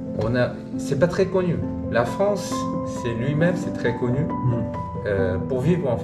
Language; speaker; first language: French; non-native, learner; Korean